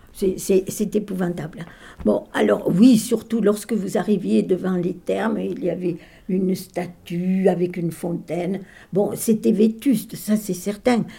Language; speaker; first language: French; native; French